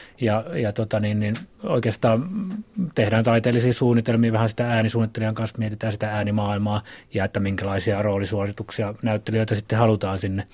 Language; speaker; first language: Finnish; native; Finnish